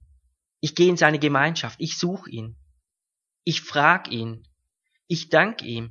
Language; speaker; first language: German; native; German